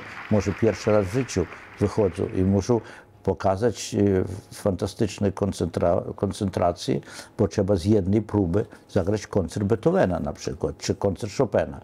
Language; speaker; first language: Polish; non-native, fluent; Ukrainian